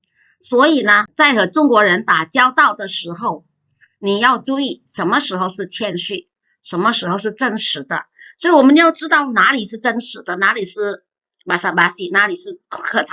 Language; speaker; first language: Chinese; non-native, fluent; Indonesian